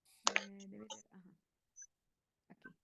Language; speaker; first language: Spanish; non-native, learner; English